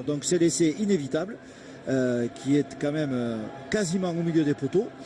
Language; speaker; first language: French; native; French